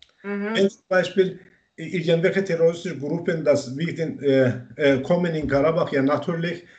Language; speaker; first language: German; non-native, learner; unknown